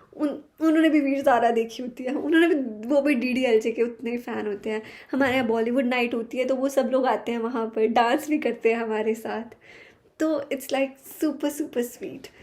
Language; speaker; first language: Hindi; native; Hindi